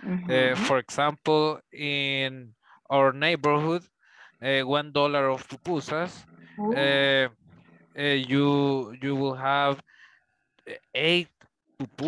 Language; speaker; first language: English; non-native, learner; Spanish